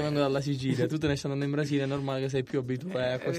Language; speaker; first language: Italian; native; Italian